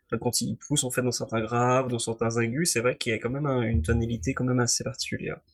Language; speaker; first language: French; native; French